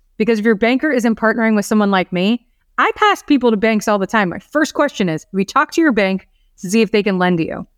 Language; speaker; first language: English; native; English